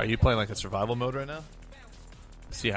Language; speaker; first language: English; native; English